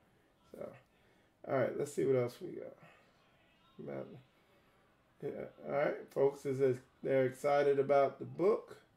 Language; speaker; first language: English; native; English